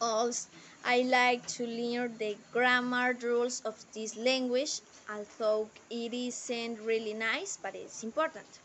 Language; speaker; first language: English; non-native, learner; Spanish